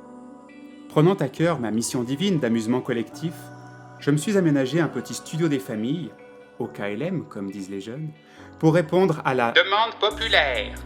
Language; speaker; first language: French; native; French